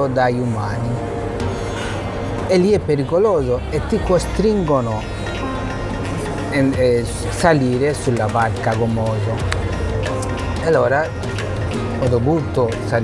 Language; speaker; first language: Italian; non-native, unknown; Bangla